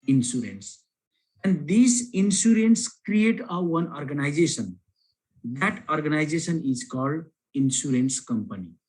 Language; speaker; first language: English; non-native, local second language; Nepali